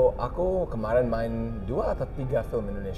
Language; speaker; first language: Indonesian; early bilingual, heritage; English